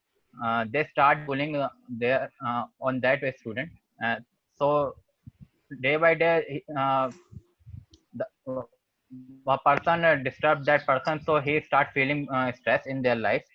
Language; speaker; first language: English; non-native, learner; Hindi